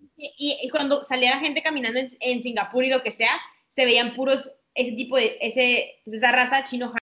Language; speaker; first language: Spanish; native; Spanish